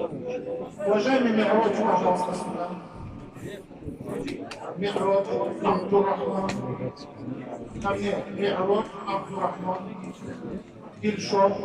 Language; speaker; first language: Russian; non-native, learner; Tajik